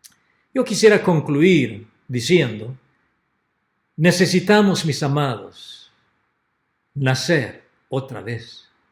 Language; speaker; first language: Spanish; native; Spanish